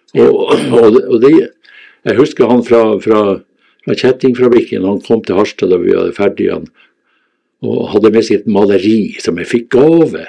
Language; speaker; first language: Norwegian; native; Norwegian